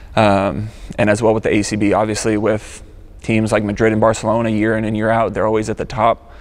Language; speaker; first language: English; native; English